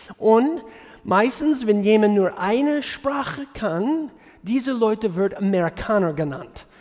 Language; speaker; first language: German; non-native, fluent; English